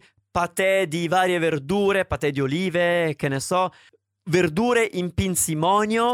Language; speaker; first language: Italian; native; Italian